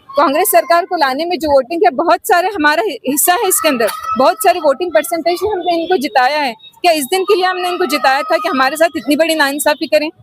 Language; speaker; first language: Urdu; native; Urdu